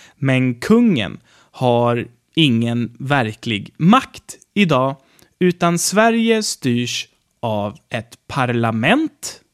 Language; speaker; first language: Swedish; native; Swedish